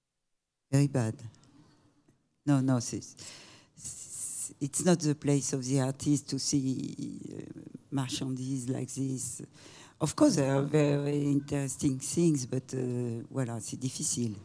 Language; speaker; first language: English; non-native, fluent; French